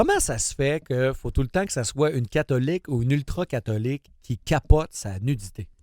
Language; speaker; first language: French; native; French